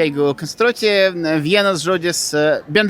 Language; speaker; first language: Lithuanian; non-native, fluent; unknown